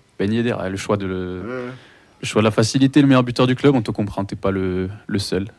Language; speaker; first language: French; native; French